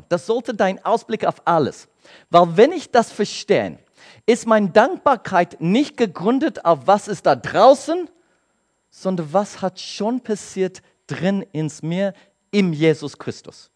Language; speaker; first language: German; non-native, learner; English